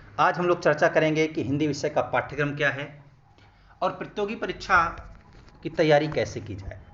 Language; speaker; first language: Hindi; native; Hindi